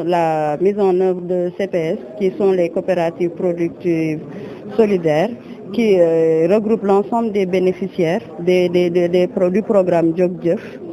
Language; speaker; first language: French; native; French